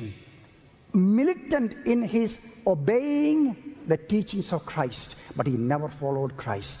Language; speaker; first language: English; non-native, local second language; Malayalam